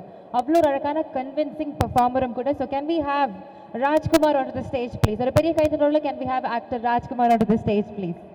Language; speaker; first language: Tamil; native; Tamil